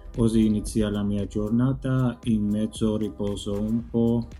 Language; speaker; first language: Italian; non-native, learner; Georgian